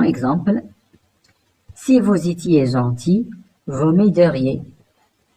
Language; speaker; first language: French; non-native, local second language; Arabic